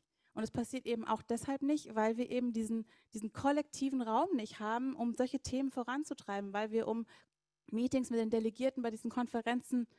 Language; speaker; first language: German; native; German